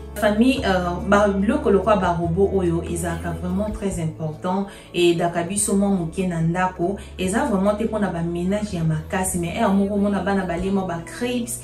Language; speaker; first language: French; non-native, local second language; Lingala